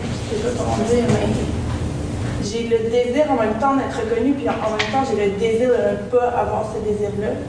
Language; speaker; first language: French; native; French